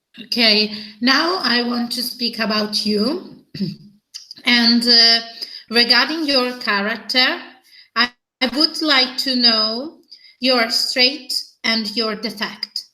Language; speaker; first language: English; non-native, learner; Italian